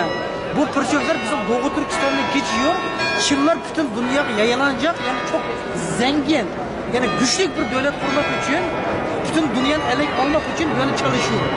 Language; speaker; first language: Turkish; non-native, learner; Uyghur